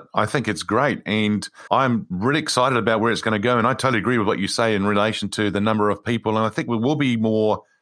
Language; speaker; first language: English; native; English